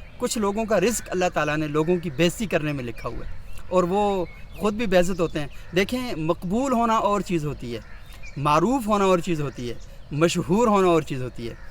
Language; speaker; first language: Urdu; non-native, local second language; Northern Hindko